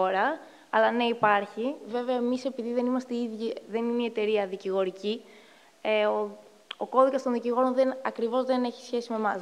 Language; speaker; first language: Greek; native; Greek